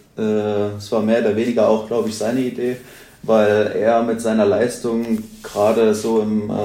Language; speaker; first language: German; native; German